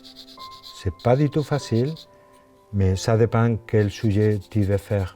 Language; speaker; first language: French; non-native, fluent; Spanish